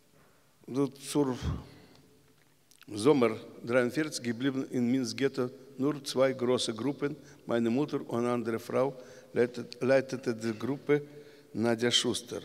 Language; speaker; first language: German; non-native, learner; Russian